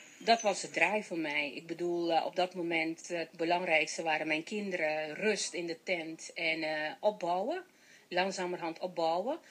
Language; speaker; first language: Dutch; non-native, local second language; Papiamento